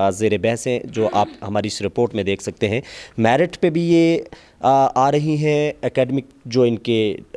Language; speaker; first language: Urdu; non-native, local second language; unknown